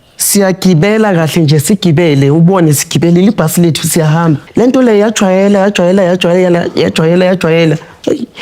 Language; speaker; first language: Zulu; non-native, local second language; Tsonga